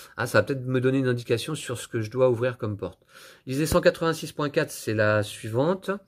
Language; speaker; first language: French; native; French